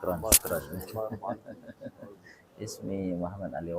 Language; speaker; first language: Arabic; non-native, fluent; Madurese